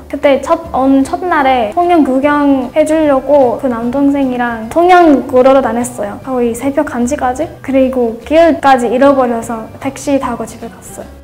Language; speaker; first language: Korean; non-native, fluent; English